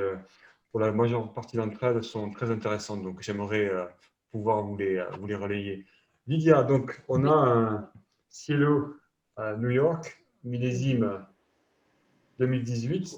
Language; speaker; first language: French; native; French